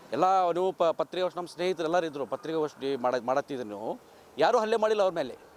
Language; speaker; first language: Kannada; native; Kannada